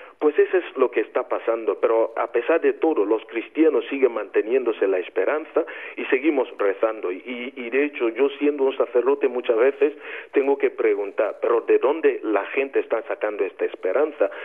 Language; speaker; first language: Spanish; non-native, fluent; Igbo